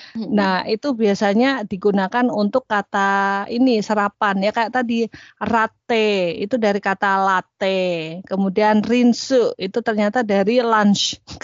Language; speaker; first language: Indonesian; native; Indonesian